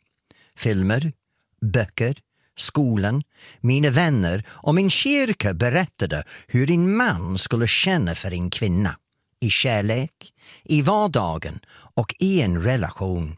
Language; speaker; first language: Swedish; non-native, fluent; English